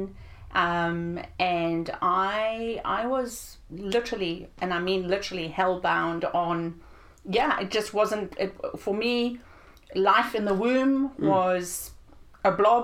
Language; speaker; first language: English; native; English